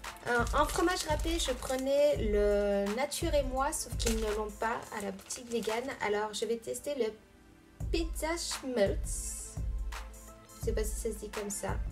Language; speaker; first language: French; native; French